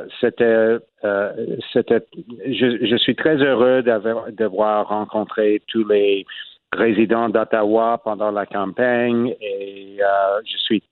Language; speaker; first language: French; non-native, learner; English